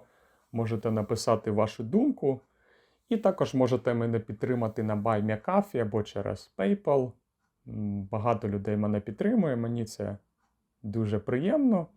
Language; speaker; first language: Ukrainian; native; Ukrainian